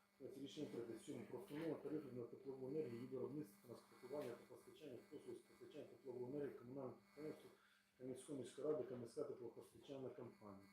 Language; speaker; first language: Ukrainian; native; Ukrainian